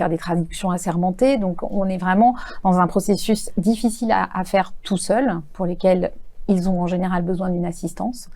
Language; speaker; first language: French; native; French